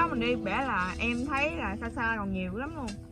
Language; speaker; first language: Vietnamese; native; Vietnamese